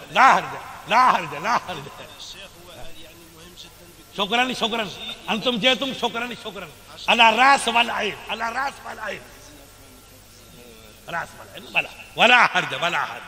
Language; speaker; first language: Arabic; non-native, learner; Urdu